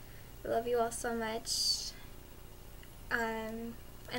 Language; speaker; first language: English; native; English